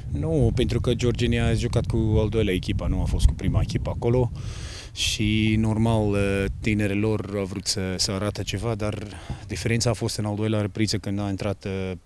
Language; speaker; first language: Romanian; non-native, learner; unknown